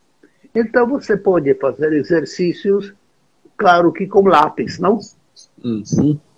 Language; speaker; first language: Portuguese; non-native, fluent; Czech